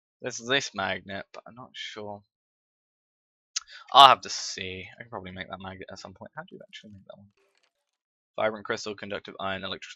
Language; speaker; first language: English; native; English